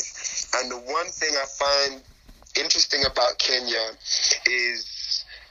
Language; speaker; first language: English; native; English